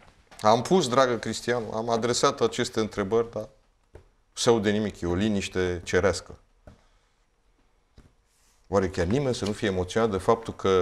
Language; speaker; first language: Romanian; native; Romanian